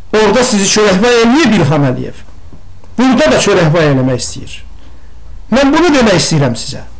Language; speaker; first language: Azerbaijani; non-native, local second language; Talysh